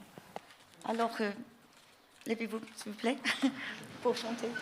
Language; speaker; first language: French; non-native, fluent; English